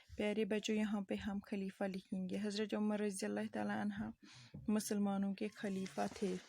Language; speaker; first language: Urdu; non-native, local second language; Kashmiri